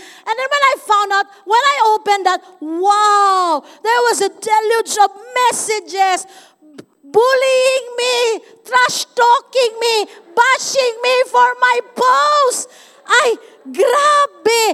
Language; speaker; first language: English; non-native, local second language; Cebuano